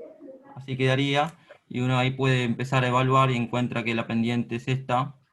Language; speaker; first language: Spanish; native; Spanish